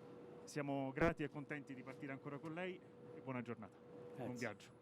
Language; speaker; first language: Italian; native; Italian